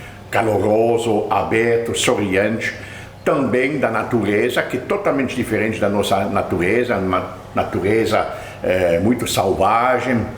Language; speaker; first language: Portuguese; non-native, fluent; French